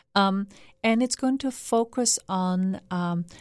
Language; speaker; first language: English; non-native, fluent; Dutch